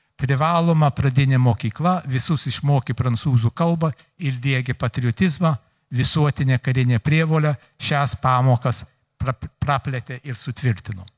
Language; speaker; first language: Lithuanian; early bilingual, heritage; Lithuanian